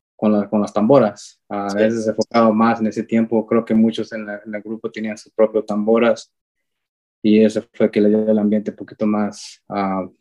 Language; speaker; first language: Spanish; early bilingual, heritage; Spanish